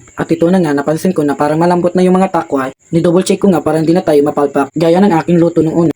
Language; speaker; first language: Filipino; non-native, local second language; Hiligaynon